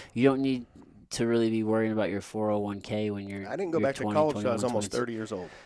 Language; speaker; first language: English; native; English